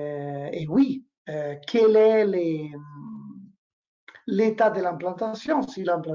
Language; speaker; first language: French; non-native, learner; Italian